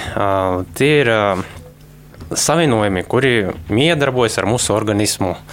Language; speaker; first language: Latvian; non-native, local second language; Russian